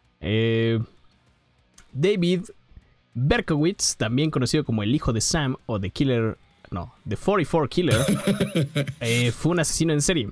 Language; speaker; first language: Spanish; native; Spanish